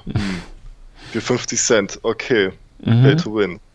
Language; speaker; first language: German; native; German